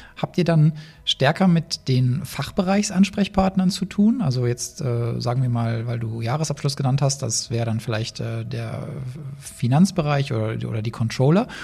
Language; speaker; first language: German; native; German